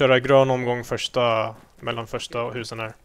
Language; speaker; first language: Swedish; native; Swedish